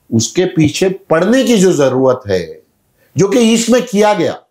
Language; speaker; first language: Hindi; non-native, local second language; Urdu